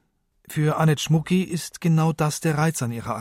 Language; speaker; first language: German; native; German